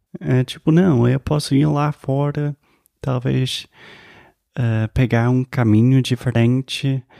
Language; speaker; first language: Portuguese; non-native, fluent; English